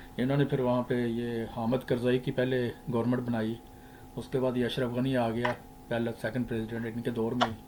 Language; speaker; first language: Urdu; native; Urdu